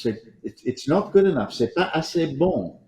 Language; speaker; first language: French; non-native, fluent; English